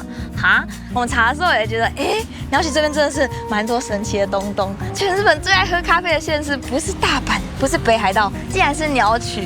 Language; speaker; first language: Chinese; native; Chinese